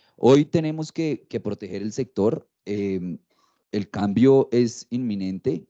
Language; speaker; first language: Spanish; native; Spanish